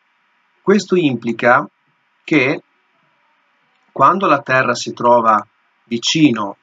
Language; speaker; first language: Italian; native; Italian